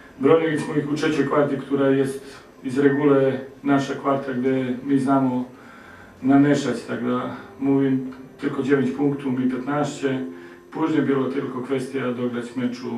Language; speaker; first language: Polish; non-native, learner; Croatian